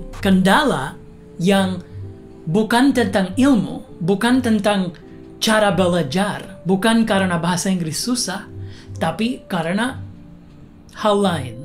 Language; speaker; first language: Indonesian; non-native, fluent; English